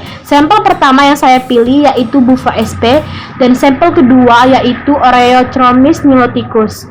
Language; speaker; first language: Indonesian; native; Indonesian